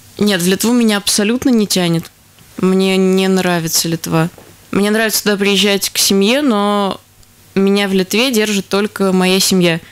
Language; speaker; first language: Russian; native; Russian